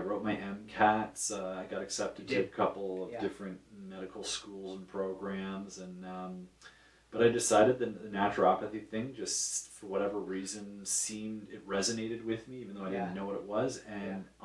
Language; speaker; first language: English; native; English